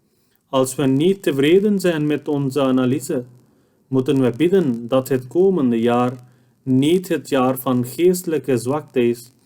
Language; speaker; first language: Dutch; non-native, fluent; Urdu